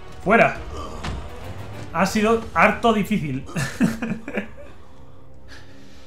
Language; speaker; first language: Spanish; native; Spanish